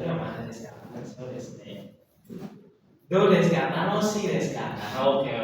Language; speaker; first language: Japanese; non-native, fluent; Indonesian